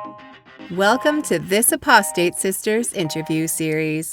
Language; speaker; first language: English; native; English